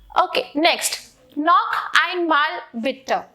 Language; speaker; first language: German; non-native, fluent; Hindi